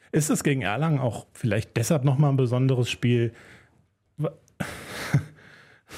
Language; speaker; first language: German; native; German